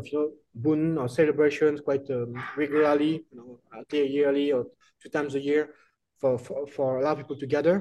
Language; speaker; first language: English; non-native, fluent; French